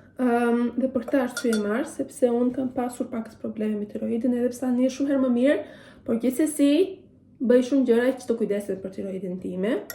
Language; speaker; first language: Albanian; early bilingual, heritage; Albanian